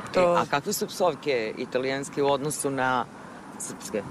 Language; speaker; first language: Serbian; native; Serbian